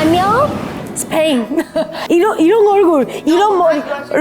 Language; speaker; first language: Korean; non-native, learner; Spanish